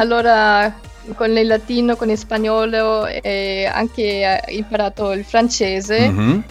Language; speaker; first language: Italian; non-native, learner; Spanish